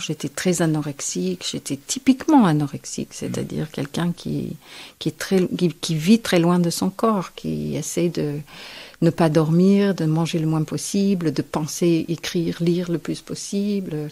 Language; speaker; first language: French; non-native, fluent; English